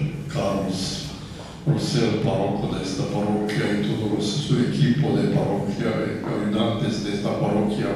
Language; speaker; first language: Spanish; non-native, fluent; Croatian